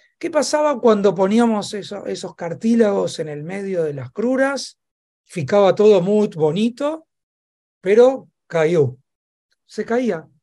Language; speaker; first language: Spanish; native; Spanish